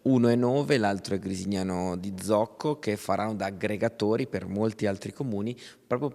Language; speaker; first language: Italian; native; Italian